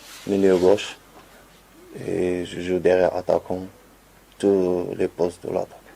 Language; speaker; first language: French; non-native, learner; Arabic